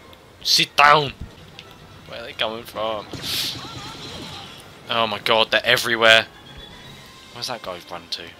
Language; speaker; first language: English; native; English